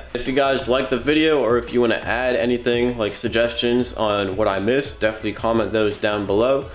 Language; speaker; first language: English; native; English